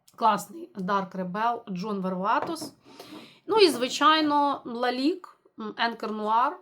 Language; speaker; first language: Ukrainian; non-native, local second language; Russian